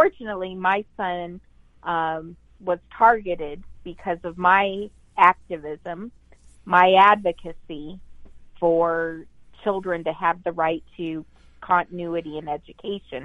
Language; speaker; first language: English; native; English